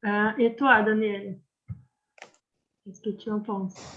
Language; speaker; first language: French; non-native, learner; Portuguese